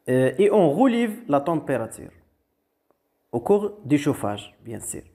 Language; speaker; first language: French; non-native, local second language; Arabic